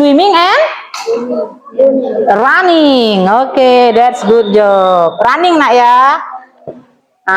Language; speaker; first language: English; non-native, learner; Indonesian